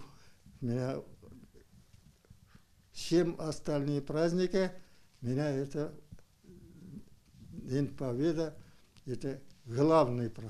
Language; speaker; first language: Russian; non-native, local second language; Tatar